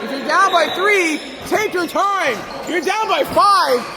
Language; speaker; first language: English; native; English